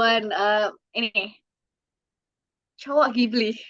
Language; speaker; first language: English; non-native, fluent; Indonesian